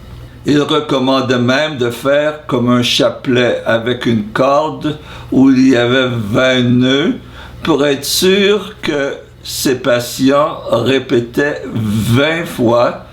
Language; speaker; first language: French; non-native, fluent; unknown